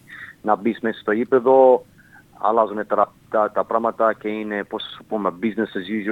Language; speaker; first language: Greek; early bilingual, heritage; Greek